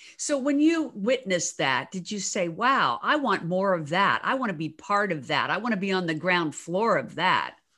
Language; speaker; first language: English; native; English